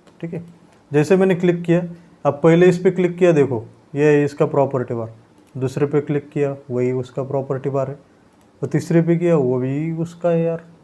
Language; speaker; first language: Hindi; non-native, local second language; Marathi